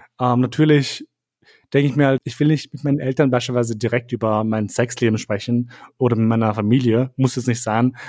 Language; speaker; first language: German; early bilingual, other home language; Albanian